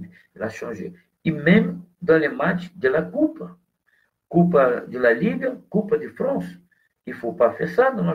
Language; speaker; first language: French; non-native, fluent; Portuguese